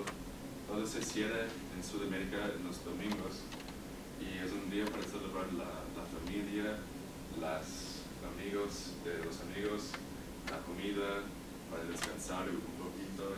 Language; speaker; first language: Spanish; non-native, learner; English